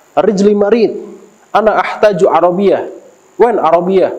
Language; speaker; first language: Arabic; non-native, learner; Indonesian